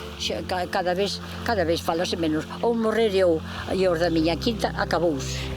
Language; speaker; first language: Galician; native; Galician